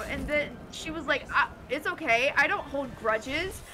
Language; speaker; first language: English; native; English